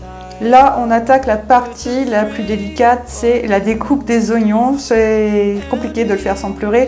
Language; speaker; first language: French; native; French